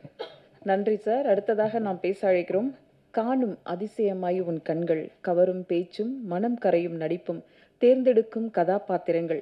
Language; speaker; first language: Tamil; native; Tamil